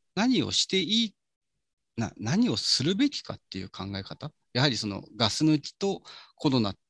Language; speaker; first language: Japanese; native; Japanese